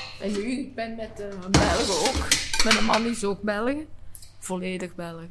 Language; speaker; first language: Dutch; non-native, learner; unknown